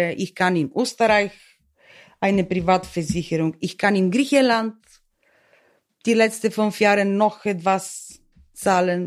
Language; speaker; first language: German; non-native, learner; Bulgarian